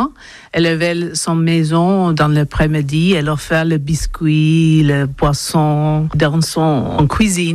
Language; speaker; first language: French; non-native, learner; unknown